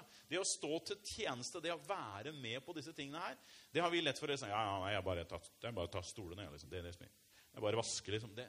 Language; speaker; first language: Norwegian; native; Norwegian